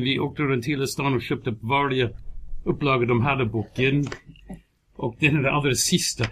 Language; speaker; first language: Swedish; non-native, fluent; English